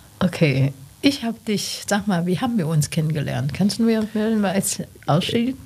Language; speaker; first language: German; non-native, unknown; Chinese